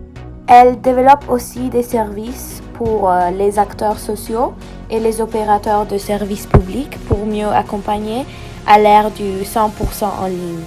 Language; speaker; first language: French; non-native, fluent; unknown